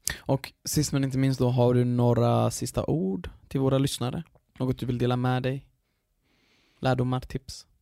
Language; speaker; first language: Swedish; early bilingual, other home language; Arabic